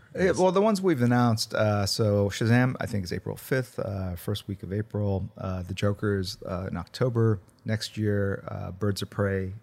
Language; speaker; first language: English; early bilingual, other home language; Korean